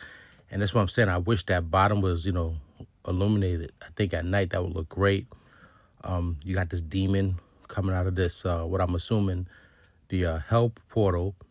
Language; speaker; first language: English; native; English